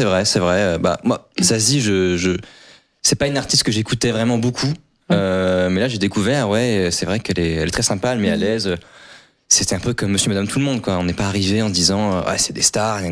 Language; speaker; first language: French; native; French